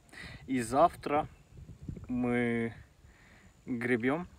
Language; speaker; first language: Russian; non-native, learner; Finnish